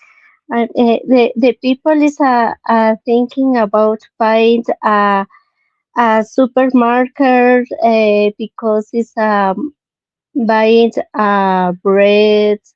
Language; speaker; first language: English; non-native, learner; Spanish